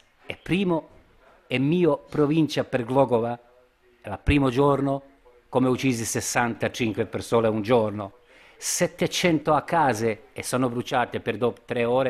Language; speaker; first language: Italian; non-native, learner; Bosnian